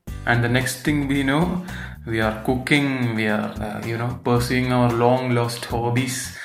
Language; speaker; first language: English; non-native, local second language; Malayalam